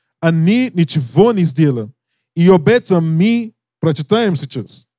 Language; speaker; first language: Russian; non-native, learner; English